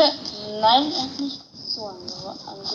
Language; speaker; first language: German; native; German